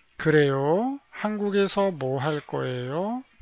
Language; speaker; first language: Korean; native; Korean